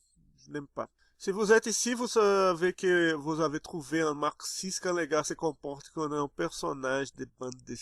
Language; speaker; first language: French; non-native, fluent; Portuguese